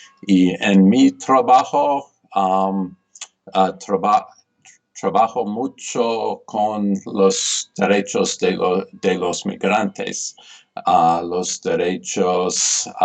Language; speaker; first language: Spanish; non-native, fluent; English